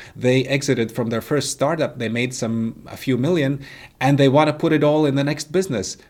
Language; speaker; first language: English; non-native, fluent; Latvian